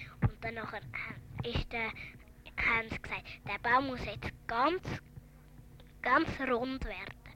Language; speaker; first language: German; early bilingual, other home language; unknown